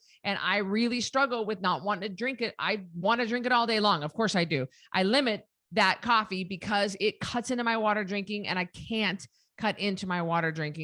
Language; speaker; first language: English; native; English